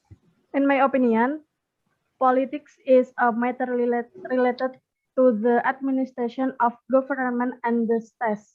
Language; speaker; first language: English; non-native, learner; Indonesian